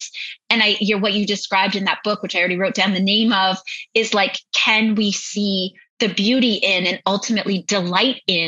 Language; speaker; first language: English; native; English